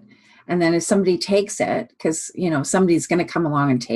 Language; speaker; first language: English; native; English